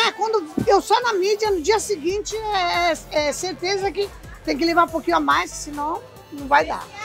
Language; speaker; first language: Portuguese; early bilingual, other home language; Japanese